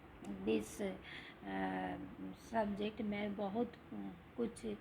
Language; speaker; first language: Hindi; non-native, local second language; Bangla